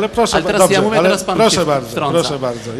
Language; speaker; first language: Polish; native; Polish